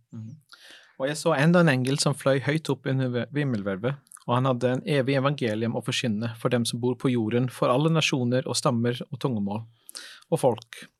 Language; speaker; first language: Norwegian; non-native, fluent; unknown